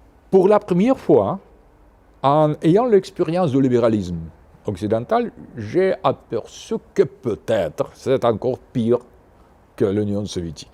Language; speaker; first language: French; non-native, fluent; Russian